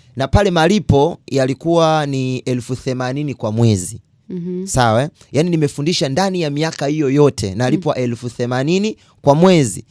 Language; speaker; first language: Swahili; native; Swahili